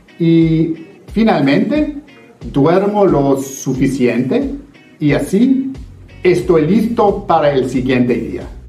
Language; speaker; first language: Spanish; non-native, fluent; English